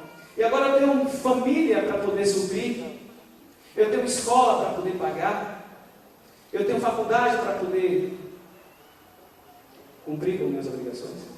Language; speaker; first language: Portuguese; native; Portuguese